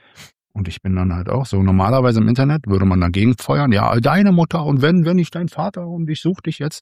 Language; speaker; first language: German; native; German